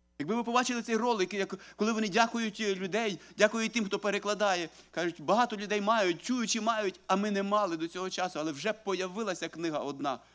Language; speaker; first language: Ukrainian; native; Ukrainian